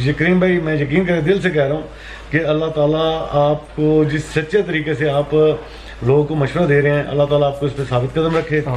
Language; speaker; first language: Urdu; non-native, local second language; Punjabi